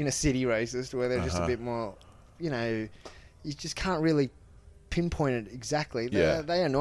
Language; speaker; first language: English; native; English